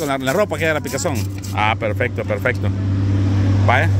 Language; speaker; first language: Spanish; native; Spanish